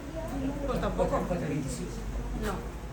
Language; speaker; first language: Spanish; native; Spanish